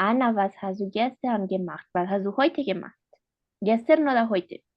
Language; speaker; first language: German; non-native, fluent; Spanish